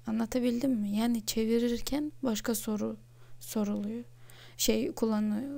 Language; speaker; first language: Turkish; non-native, fluent; Russian